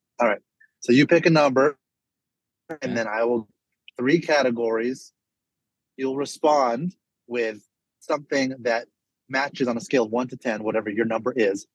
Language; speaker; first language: English; native; English